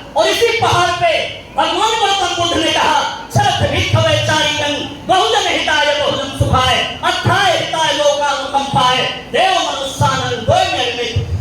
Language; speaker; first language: Hindi; native; Hindi